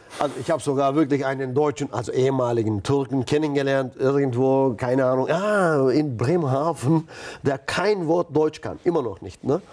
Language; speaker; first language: German; non-native, fluent; Turkish